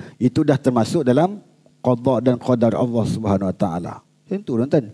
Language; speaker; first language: Malay; native; Malay